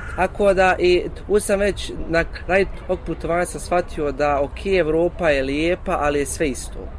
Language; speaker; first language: Bosnian; native; Bosnian